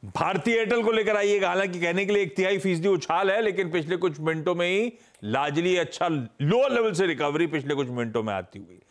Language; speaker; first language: Hindi; native; Hindi